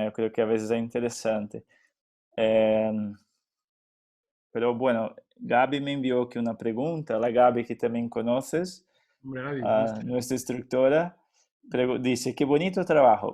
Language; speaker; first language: Spanish; non-native, fluent; Portuguese